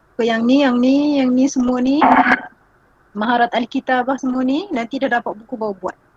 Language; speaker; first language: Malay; native; Malay